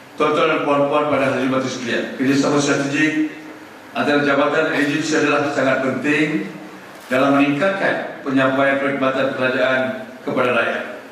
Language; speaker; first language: Malay; non-native, local second language; Tamil